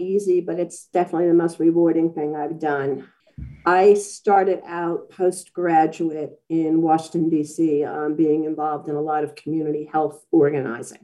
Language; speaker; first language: English; native; English